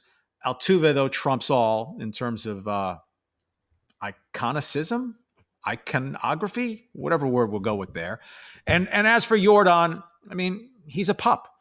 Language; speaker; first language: English; native; English